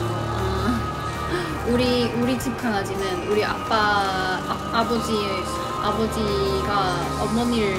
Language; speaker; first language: Korean; non-native, fluent; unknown